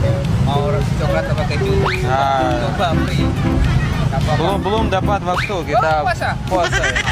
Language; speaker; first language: Indonesian; non-native, learner; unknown